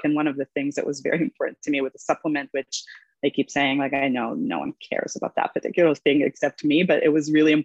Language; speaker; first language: English; non-native, fluent; Hebrew